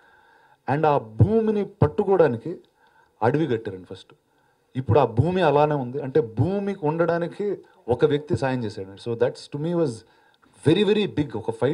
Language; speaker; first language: Telugu; native; Telugu